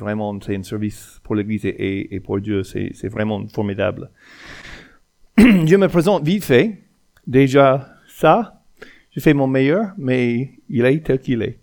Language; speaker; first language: French; non-native, fluent; English